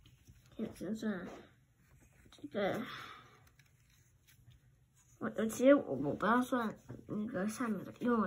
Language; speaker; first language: Chinese; early bilingual, heritage; Chinese